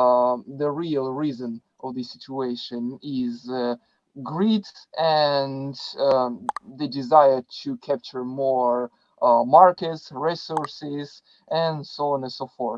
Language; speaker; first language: English; non-native, fluent; Russian